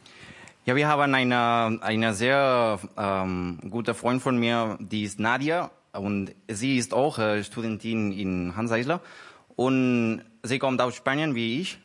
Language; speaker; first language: German; non-native, learner; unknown